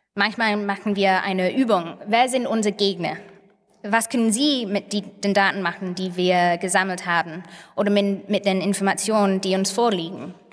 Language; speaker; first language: German; non-native, fluent; English